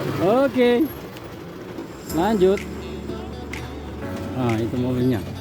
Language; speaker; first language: Malay; native; Malay